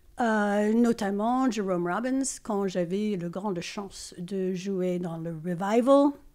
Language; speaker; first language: French; non-native, fluent; English